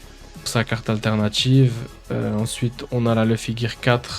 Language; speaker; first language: French; native; French